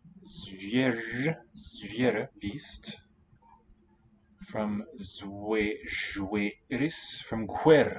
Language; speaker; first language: Polish; non-native, learner; English